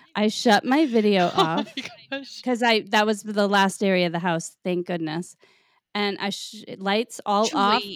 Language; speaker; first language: English; native; English